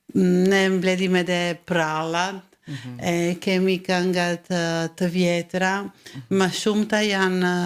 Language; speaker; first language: Albanian; early bilingual, heritage; Albanian